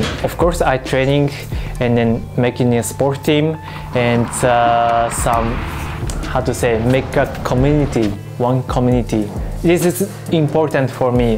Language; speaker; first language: English; non-native, learner; Japanese